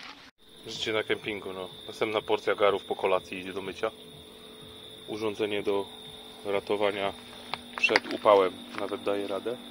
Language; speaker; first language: Polish; native; Polish